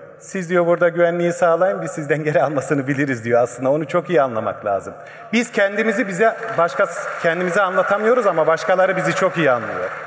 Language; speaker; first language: Turkish; early bilingual, heritage; Turkish